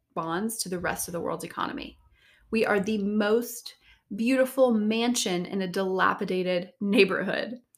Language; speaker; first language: English; native; English